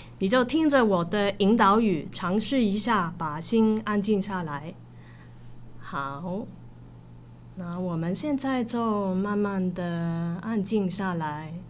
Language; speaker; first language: Chinese; non-native, local second language; Cantonese